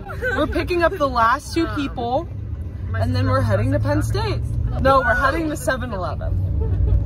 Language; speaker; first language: English; native; English